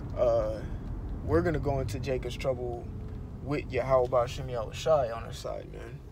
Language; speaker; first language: English; native; English